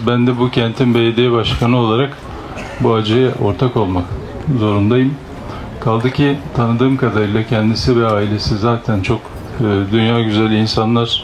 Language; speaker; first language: Turkish; native; Turkish